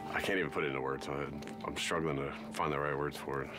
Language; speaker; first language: English; native; English